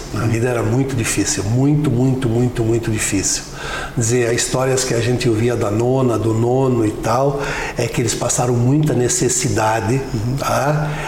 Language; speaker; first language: Portuguese; non-native, local second language; Venetian